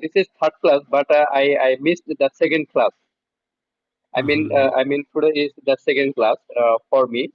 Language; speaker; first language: English; non-native, learner; Bangla